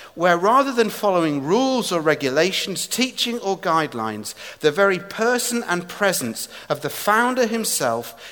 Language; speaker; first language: English; native; English